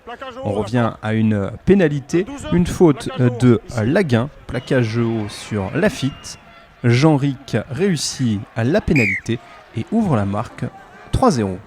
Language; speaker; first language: French; native; French